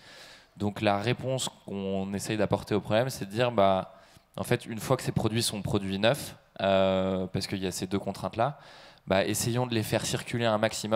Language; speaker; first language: French; native; French